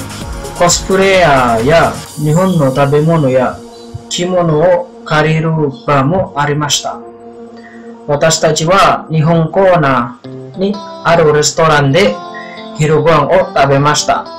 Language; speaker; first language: Japanese; non-native, learner; Indonesian